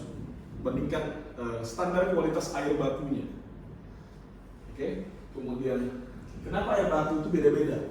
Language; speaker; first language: Indonesian; native; Indonesian